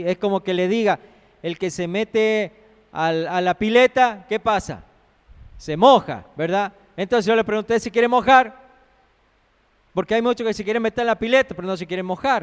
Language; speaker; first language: Spanish; native; Spanish